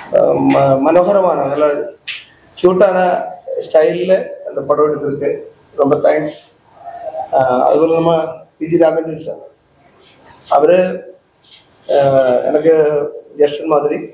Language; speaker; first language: Tamil; non-native, local second language; Malayalam